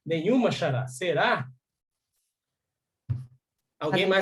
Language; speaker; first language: Portuguese; native; Portuguese